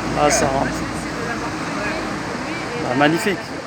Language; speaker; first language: French; native; French